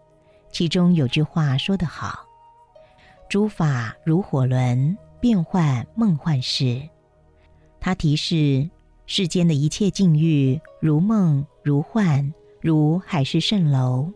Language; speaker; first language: Chinese; native; Chinese